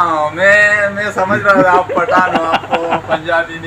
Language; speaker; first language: Hindi; non-native, local second language; Pashto